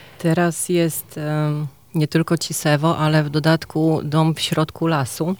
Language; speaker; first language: Polish; native; Polish